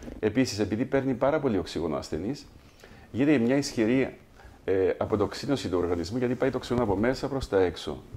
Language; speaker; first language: Greek; native; Greek